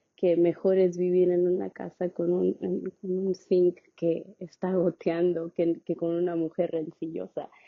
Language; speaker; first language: Spanish; early bilingual, heritage; Spanish